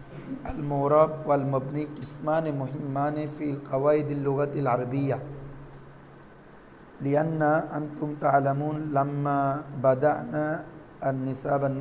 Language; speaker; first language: Arabic; non-native, fluent; Bangla